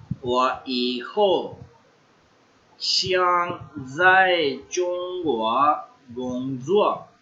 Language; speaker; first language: Chinese; non-native, fluent; Urdu